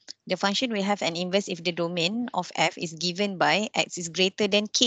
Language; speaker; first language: English; non-native, local second language; Malay